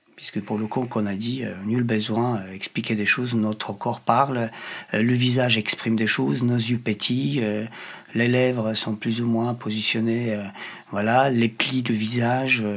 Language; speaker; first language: French; non-native, fluent; Polish